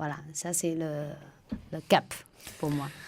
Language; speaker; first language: French; non-native, fluent; Chinese